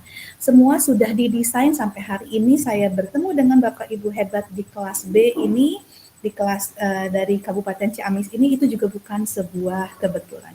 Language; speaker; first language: Indonesian; native; Indonesian